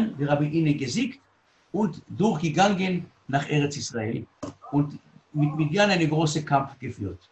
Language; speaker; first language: German; non-native, learner; Hebrew